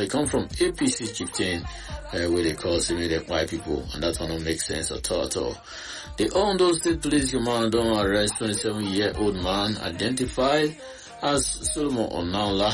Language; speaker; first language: Nigerian Pidgin; non-native, local second language; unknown